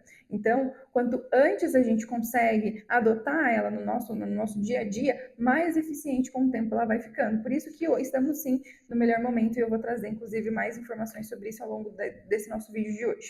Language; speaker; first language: Portuguese; native; Portuguese